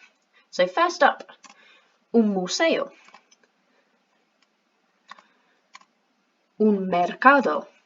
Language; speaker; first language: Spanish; non-native, fluent; English